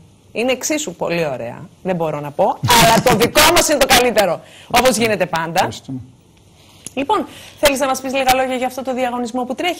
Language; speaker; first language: Greek; native; Greek